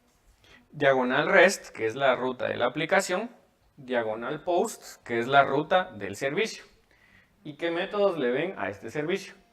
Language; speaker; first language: Spanish; native; Spanish